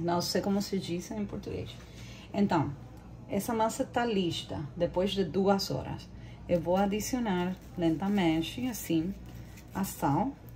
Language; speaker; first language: Portuguese; non-native, learner; Spanish